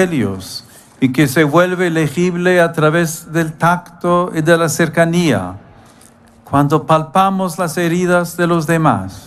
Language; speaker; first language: Spanish; non-native, fluent; English